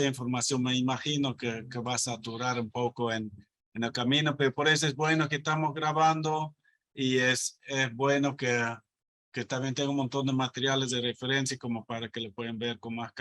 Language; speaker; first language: Spanish; non-native, fluent; Dutch